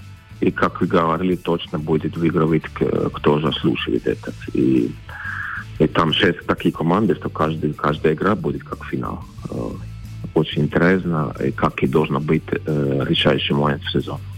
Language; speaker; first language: Russian; non-native, fluent; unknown